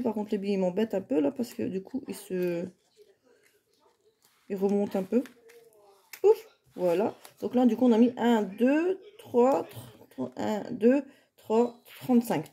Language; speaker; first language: French; native; French